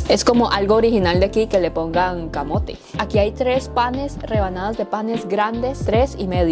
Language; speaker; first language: Spanish; native; Spanish